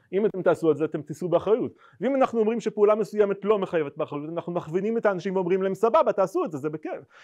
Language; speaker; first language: Hebrew; native; Hebrew